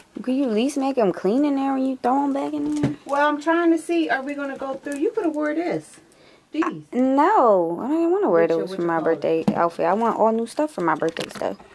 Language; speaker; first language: English; native; English